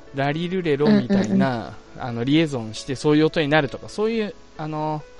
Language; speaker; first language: Japanese; non-native, fluent; English